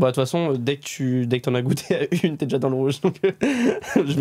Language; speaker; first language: French; native; French